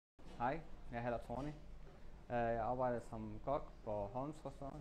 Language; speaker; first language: Danish; non-native, learner; Arabic